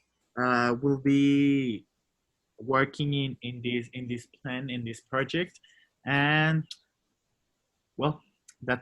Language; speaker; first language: English; non-native, learner; Spanish